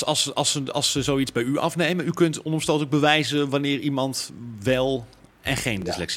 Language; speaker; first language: Dutch; native; Dutch